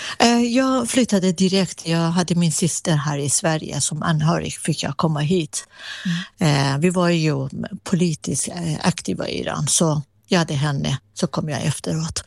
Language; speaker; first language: Swedish; non-native, fluent; Persian